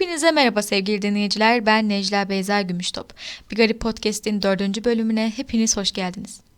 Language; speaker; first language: Turkish; native; Turkish